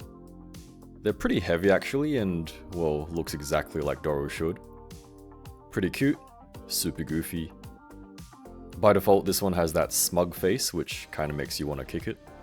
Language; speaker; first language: English; native; English